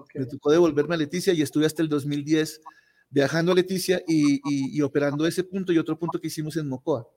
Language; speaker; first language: Spanish; native; Spanish